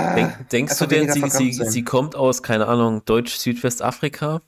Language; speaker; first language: German; native; German